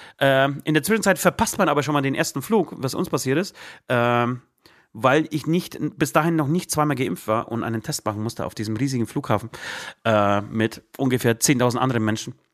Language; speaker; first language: German; early bilingual, other home language; Polish